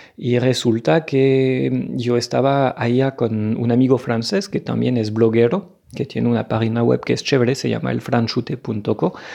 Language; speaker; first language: Spanish; non-native, fluent; French